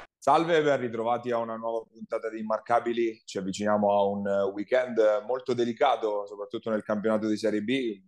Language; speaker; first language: Italian; native; Italian